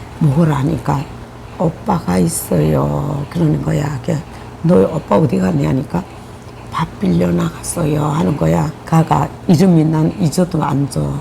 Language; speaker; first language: Korean; native; Korean